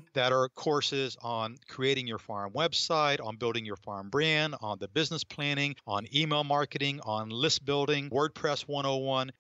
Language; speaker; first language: English; native; English